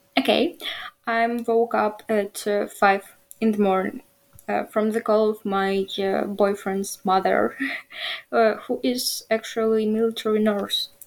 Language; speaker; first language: English; non-native, learner; Ukrainian